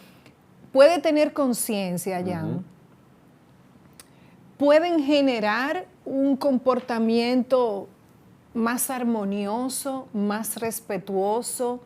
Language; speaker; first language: Spanish; native; Spanish